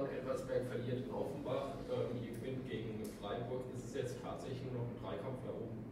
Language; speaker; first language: German; native; German